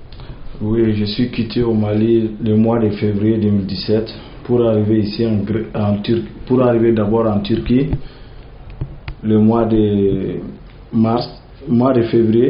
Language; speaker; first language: French; non-native, local second language; Bambara